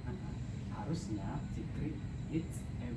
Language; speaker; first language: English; non-native, fluent; Indonesian